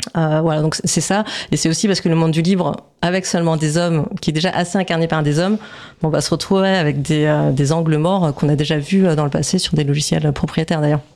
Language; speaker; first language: French; native; French